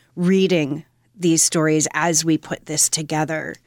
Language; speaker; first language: English; native; English